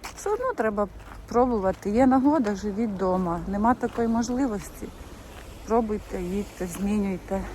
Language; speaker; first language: Ukrainian; native; Ukrainian